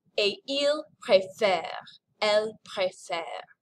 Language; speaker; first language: French; non-native, fluent; English